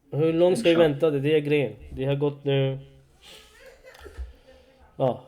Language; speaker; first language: Swedish; non-native, learner; Urdu